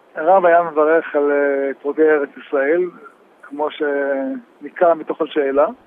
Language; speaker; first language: Hebrew; native; Hebrew